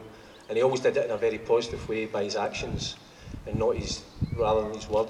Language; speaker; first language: English; native; English